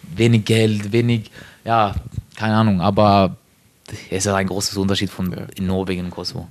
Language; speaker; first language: German; non-native, fluent; Norwegian